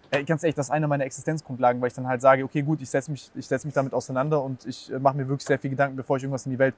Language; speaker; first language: German; native; German